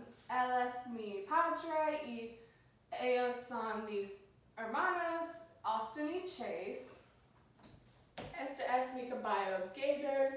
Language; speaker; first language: Spanish; non-native, learner; English